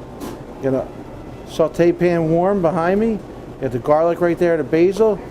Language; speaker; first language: English; native; English